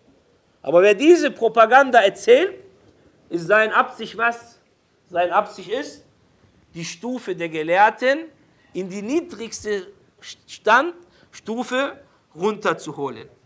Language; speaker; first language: German; non-native, fluent; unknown